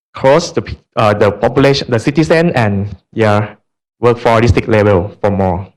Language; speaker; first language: English; non-native, learner; Thai